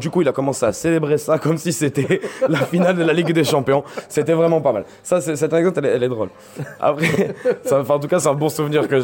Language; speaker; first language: French; native; French